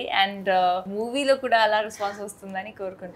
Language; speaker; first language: Telugu; non-native, fluent; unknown